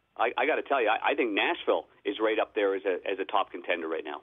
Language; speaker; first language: English; native; English